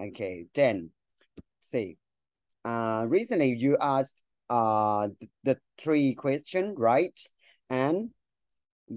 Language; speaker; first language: English; non-native, fluent; Thai